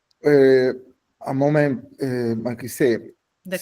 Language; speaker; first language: French; non-native, learner; Spanish